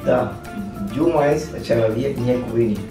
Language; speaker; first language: Russian; non-native, learner; Spanish